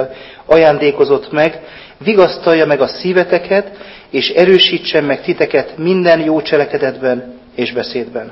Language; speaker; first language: Hungarian; native; Hungarian